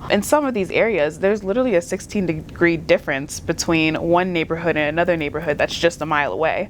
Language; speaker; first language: English; native; English